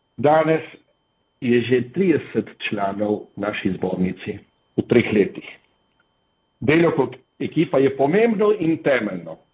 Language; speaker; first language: Slovenian; early bilingual, heritage; Slovenian